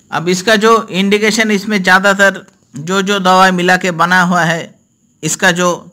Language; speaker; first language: Hindi; non-native, local second language; Bangla